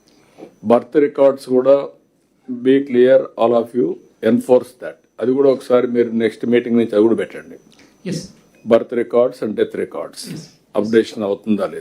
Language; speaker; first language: Telugu; native; Telugu